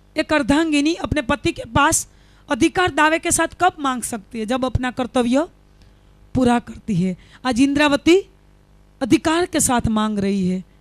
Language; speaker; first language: Hindi; non-native, local second language; Gujarati